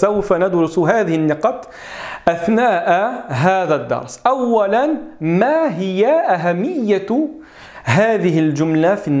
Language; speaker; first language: Arabic; non-native, fluent; French